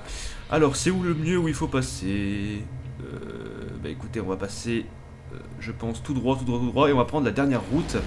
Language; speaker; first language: French; native; French